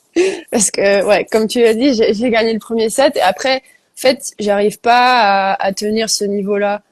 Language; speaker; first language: French; early bilingual, heritage; Dutch